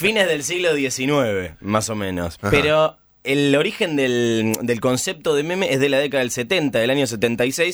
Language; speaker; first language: Spanish; native; Spanish